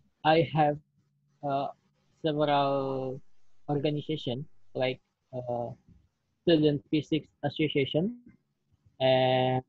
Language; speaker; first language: English; non-native, learner; Indonesian